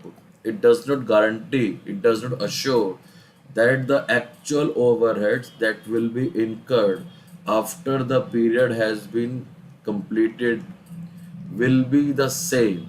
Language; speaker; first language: English; non-native, local second language; Hindi